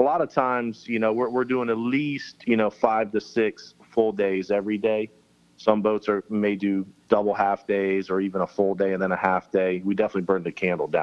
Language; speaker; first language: English; native; English